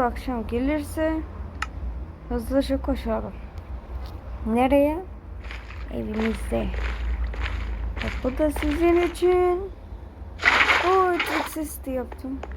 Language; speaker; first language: Turkish; early bilingual, other home language; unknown